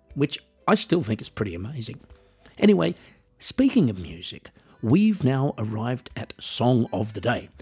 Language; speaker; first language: English; native; English